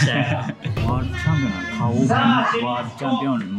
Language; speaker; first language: Thai; non-native, learner; Japanese